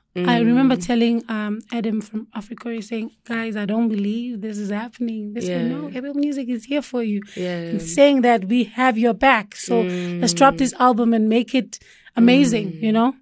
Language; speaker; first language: English; non-native, local second language; Zulu